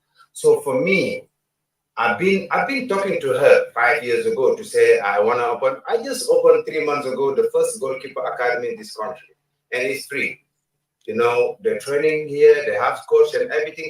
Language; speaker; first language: English; non-native, learner; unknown